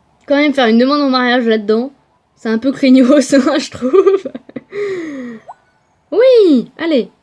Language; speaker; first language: French; native; French